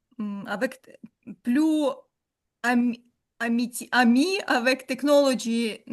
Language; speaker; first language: French; non-native, learner; Ukrainian